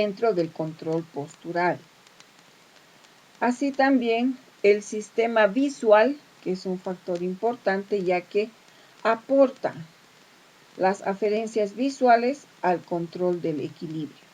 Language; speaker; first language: Spanish; native; Spanish